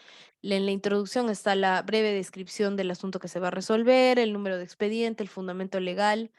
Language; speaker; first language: Spanish; native; Spanish